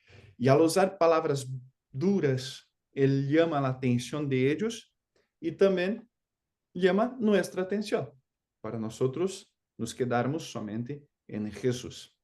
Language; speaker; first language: Spanish; non-native, fluent; Portuguese